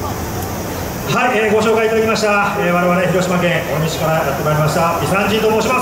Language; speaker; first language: Japanese; native; Japanese